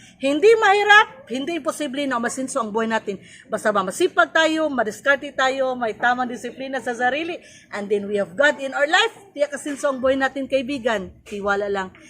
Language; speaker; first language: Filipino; non-native, local second language; Cebuano